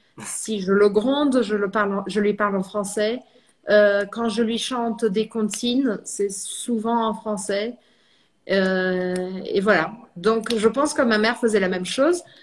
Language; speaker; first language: French; early bilingual, heritage; French